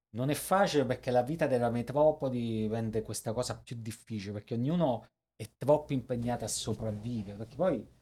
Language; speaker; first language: Italian; native; Italian